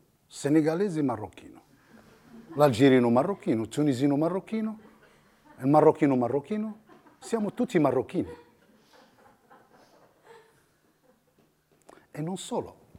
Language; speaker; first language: Italian; non-native, fluent; Arabic